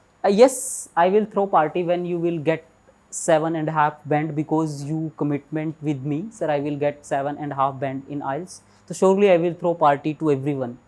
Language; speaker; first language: English; non-native, local second language; Hindi